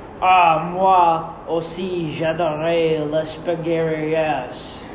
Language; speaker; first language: French; non-native, learner; English